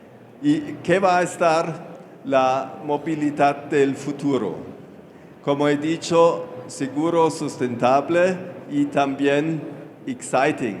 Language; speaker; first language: Spanish; non-native, fluent; German